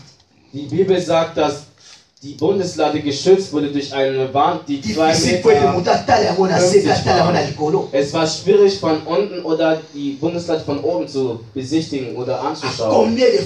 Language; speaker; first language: German; non-native, fluent; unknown